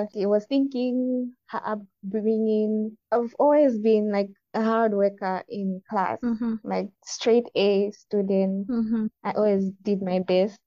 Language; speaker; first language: English; non-native, local second language; Bemba